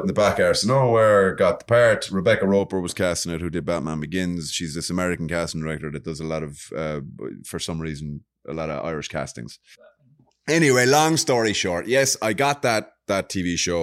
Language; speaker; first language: English; native; English